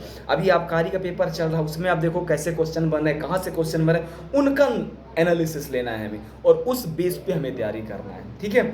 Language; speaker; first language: Hindi; native; Hindi